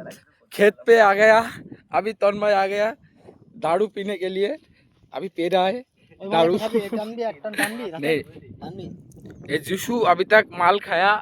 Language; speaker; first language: Hindi; non-native, local second language; Bangla